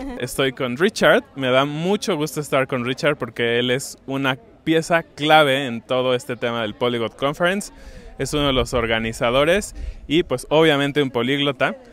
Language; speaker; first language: Spanish; native; Spanish